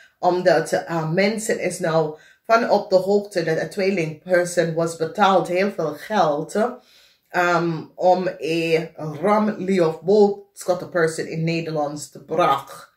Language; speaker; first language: Dutch; non-native, fluent; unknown